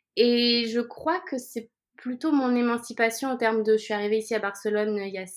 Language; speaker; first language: French; native; French